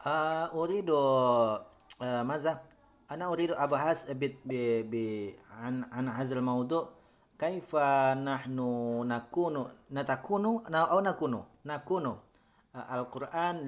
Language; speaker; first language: Arabic; non-native, learner; Indonesian